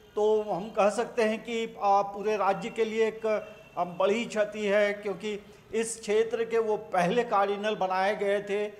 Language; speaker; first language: Hindi; native; Hindi